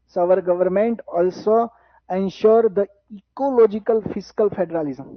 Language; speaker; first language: English; non-native, local second language; Gujarati